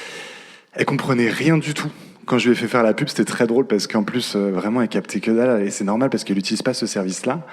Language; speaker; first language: French; native; French